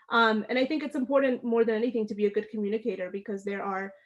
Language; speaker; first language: English; early bilingual, other home language; Amharic